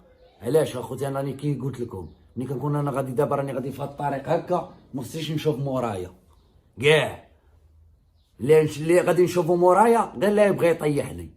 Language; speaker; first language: Arabic; native; Arabic